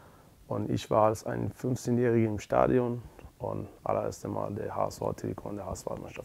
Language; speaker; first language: German; non-native, learner; Persian